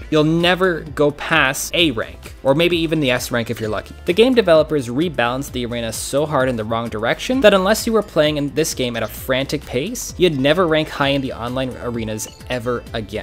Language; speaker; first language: English; native; English